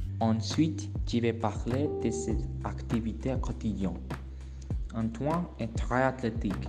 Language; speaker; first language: French; non-native, learner; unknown